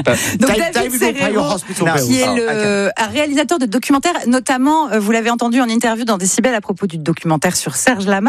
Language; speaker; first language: French; native; French